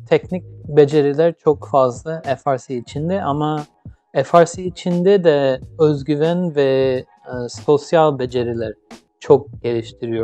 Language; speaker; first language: Turkish; early bilingual, heritage; English